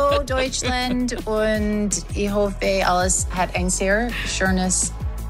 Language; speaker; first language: German; non-native, learner; English